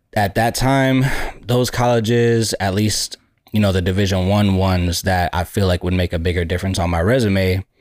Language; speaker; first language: English; native; English